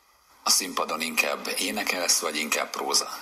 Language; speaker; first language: Hungarian; native; Hungarian